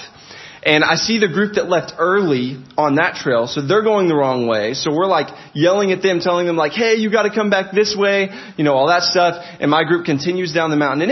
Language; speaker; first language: English; native; English